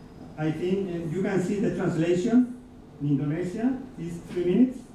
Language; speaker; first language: English; non-native, fluent; Spanish